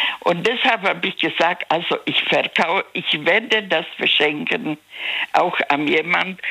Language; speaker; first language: German; non-native, learner; Czech